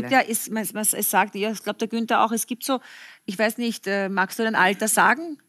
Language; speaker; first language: German; native; German